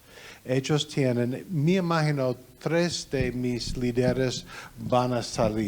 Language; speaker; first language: Spanish; non-native, learner; English